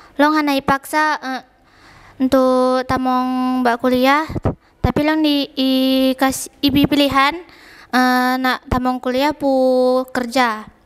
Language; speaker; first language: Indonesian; native; Indonesian